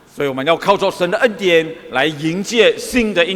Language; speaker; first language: Chinese; early bilingual, heritage; Chinese